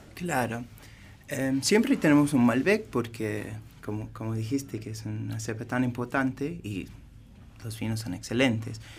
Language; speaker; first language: Spanish; non-native, fluent; English